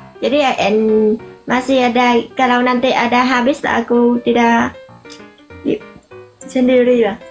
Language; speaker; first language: Indonesian; non-native, learner; Vietnamese